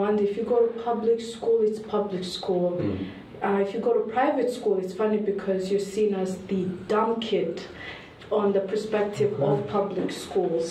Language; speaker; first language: English; non-native, local second language; Kinyarwanda